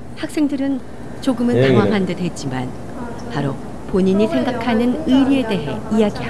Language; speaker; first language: Korean; native; Korean